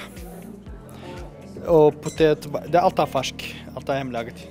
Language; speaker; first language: Norwegian; non-native, learner; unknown